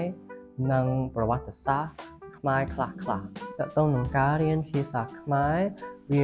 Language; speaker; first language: Khmer; non-native, learner; English